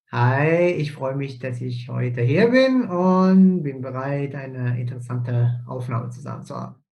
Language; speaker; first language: German; non-native, fluent; Persian